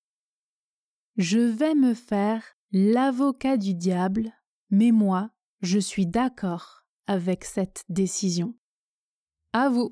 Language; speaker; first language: French; native; French